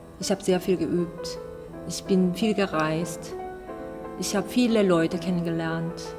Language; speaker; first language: German; non-native, fluent; Korean